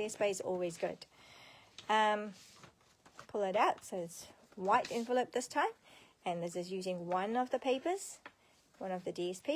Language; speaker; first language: English; native; English